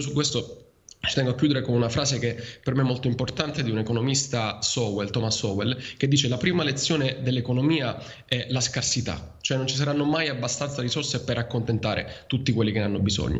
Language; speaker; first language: Italian; native; Italian